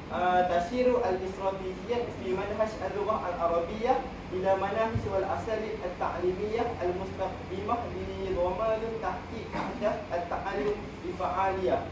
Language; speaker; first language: Arabic; non-native, learner; Malay